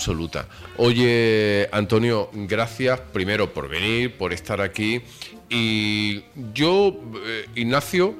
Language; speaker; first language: Spanish; native; Spanish